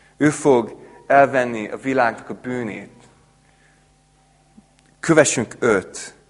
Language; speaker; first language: Hungarian; non-native, fluent; English